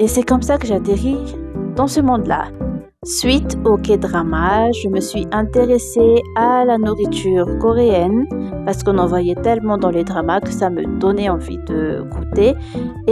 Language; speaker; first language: French; non-native, local second language; Malagasy